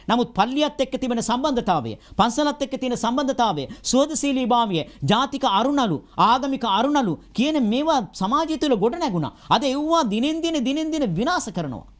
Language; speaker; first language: Sinhala; non-native, local second language; Tamil